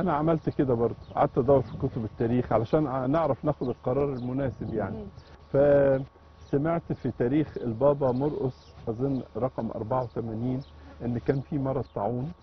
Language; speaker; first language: Arabic; native; Arabic